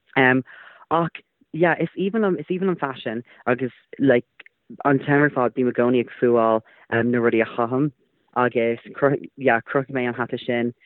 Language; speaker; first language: Irish; non-native, local second language; English